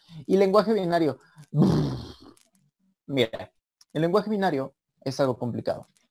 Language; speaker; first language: Spanish; native; Spanish